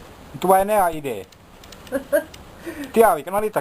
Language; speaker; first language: Bulgarian; non-native, learner; Finnish